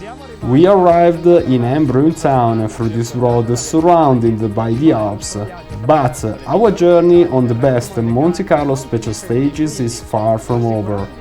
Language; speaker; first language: English; non-native, fluent; Italian